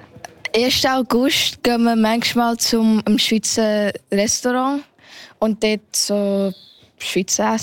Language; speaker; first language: German; early bilingual, heritage; German